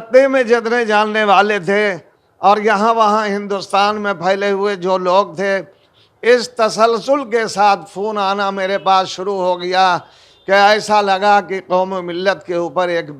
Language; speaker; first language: Urdu; native; Urdu